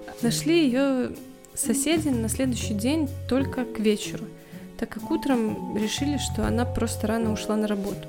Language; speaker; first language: Russian; native; Russian